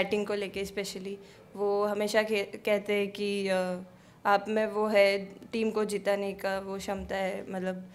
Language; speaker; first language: Hindi; native; Hindi